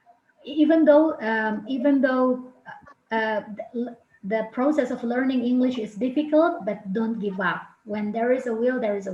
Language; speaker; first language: English; non-native, fluent; Indonesian